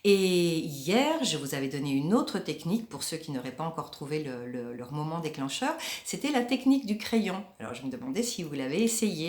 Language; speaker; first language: French; native; French